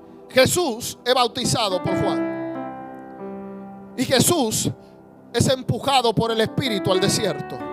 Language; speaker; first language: Spanish; native; Spanish